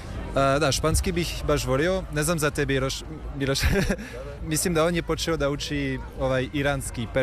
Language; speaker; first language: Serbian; non-native, fluent; French